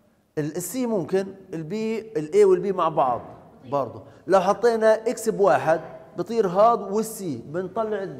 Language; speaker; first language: Arabic; native; Arabic